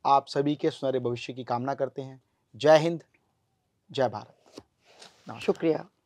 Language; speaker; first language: Hindi; native; Hindi